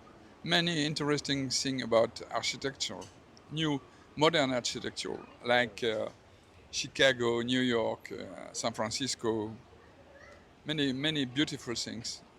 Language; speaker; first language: English; non-native, learner; French